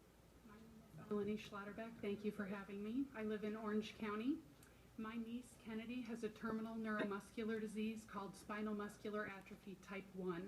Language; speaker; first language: English; native; English